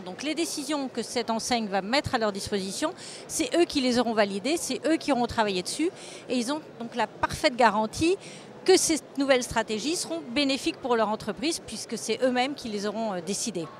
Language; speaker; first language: French; native; French